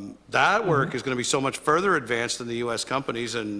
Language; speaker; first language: English; native; English